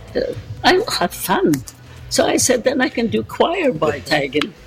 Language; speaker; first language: English; non-native, learner; Norwegian